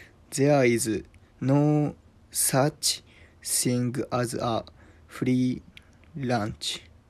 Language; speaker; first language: English; non-native, learner; Japanese